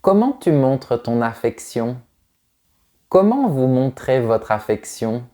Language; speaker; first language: French; native; French